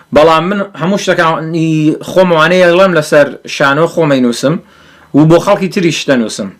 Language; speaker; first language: Central Kurdish; early bilingual, heritage; Central Kurdish